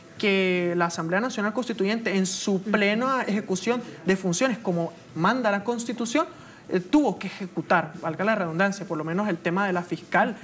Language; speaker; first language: Spanish; native; Spanish